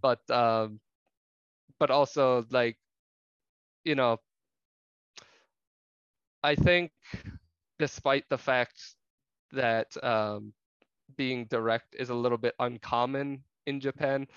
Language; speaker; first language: English; native; English